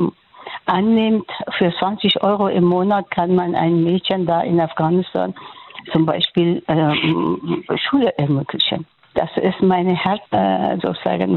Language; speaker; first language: German; non-native, fluent; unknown